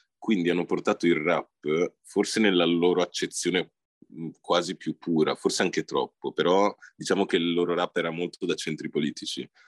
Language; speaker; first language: Italian; early bilingual, other home language; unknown